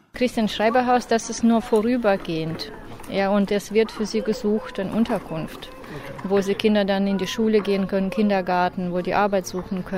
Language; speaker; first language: German; non-native, fluent; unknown